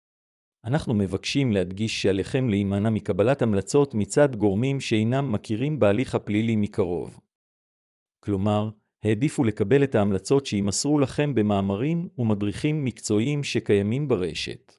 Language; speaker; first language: Hebrew; native; Hebrew